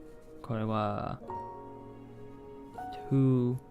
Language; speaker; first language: Japanese; non-native, learner; English